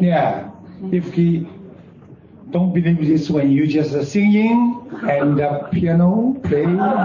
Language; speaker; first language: English; non-native, learner; Chinese